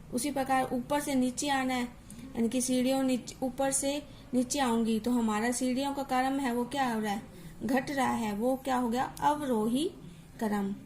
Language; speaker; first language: Hindi; native; Hindi